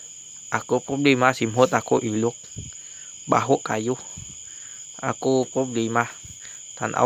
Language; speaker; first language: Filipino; non-native, local second language; Cebuano